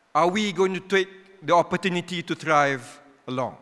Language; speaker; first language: English; non-native, local second language; Malay